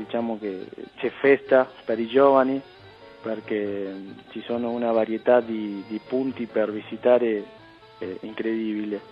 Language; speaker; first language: Italian; early bilingual, heritage; Spanish